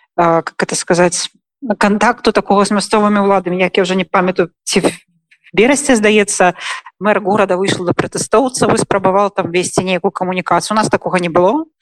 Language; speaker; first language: Belarusian; non-native, local second language; Russian